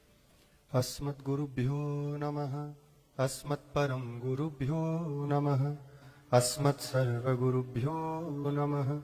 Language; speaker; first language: Hindi; native; Hindi